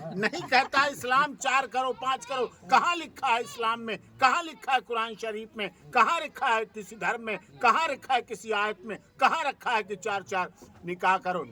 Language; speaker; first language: Hindi; native; Hindi